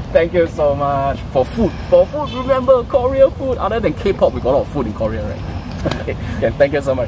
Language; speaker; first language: English; non-native, local second language; Chinese